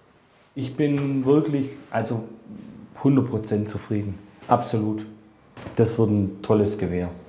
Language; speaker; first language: German; native; German